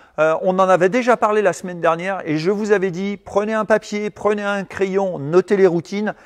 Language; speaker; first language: French; native; French